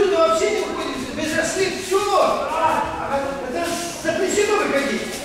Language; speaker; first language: Russian; native; Russian